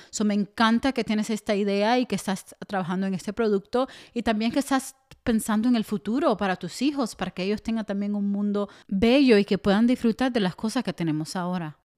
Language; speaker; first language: Spanish; early bilingual, heritage; Spanish